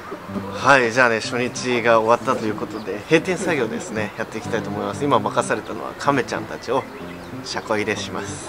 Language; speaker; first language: Japanese; native; Japanese